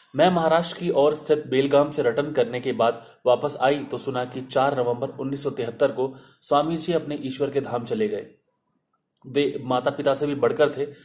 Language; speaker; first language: Hindi; non-native, local second language; Sindhi